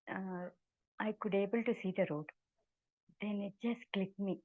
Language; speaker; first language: English; non-native, local second language; Telugu